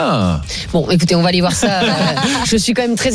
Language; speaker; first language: French; native; French